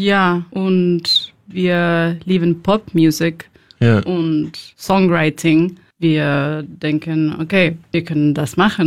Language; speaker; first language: German; non-native, learner; Spanish